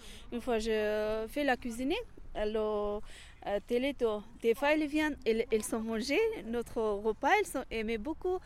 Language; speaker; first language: French; non-native, learner; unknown